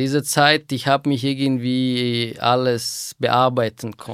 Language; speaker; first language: German; non-native, fluent; Persian